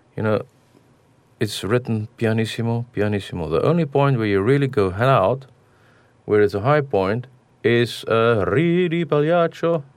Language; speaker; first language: English; non-native, local second language; Afrikaans